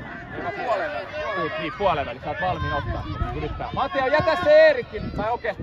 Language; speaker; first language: Finnish; native; Finnish